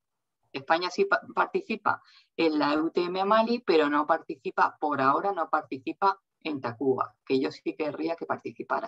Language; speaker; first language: Spanish; native; Spanish